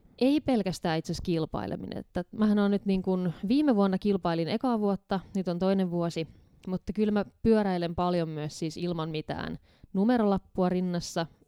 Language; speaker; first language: Finnish; native; Finnish